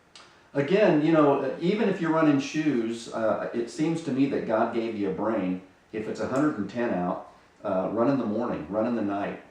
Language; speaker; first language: English; native; English